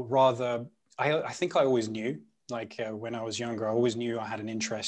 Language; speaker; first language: English; non-native, local second language; Punjabi